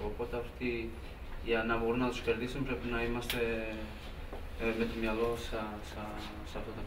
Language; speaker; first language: Greek; non-native, learner; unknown